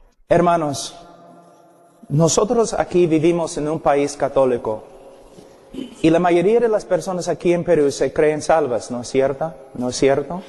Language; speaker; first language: Spanish; non-native, fluent; English